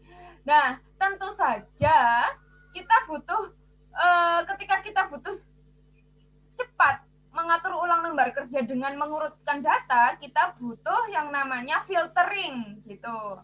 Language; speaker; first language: Indonesian; native; Indonesian